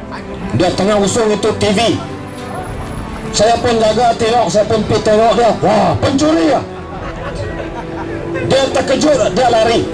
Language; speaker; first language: Malay; native; Malay